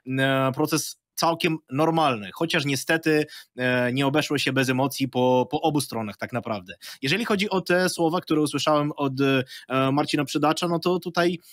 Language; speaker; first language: Polish; non-native, fluent; Ukrainian